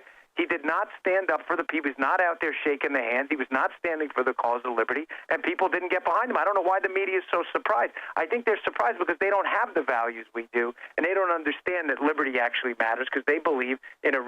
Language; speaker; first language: English; native; English